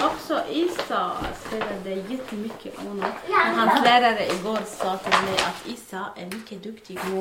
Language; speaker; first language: Swedish; non-native, learner; Arabic